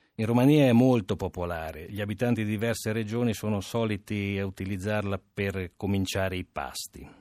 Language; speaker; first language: Italian; non-native, fluent; Romanian